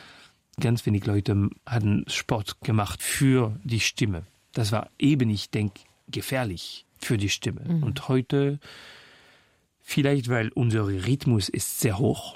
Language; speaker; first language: German; non-native, fluent; French